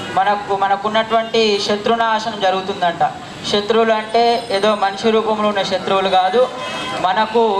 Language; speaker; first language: Telugu; native; Telugu